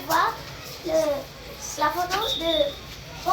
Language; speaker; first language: French; non-native, learner; Arabic